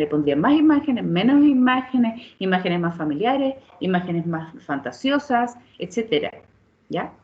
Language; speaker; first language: Spanish; native; Spanish